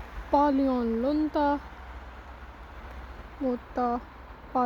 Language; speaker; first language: Finnish; non-native, learner; Punjabi